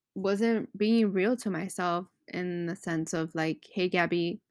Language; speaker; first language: English; early bilingual, other home language; Spanish